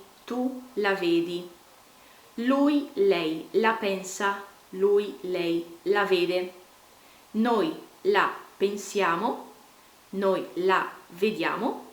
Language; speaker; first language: Italian; non-native, fluent; Portuguese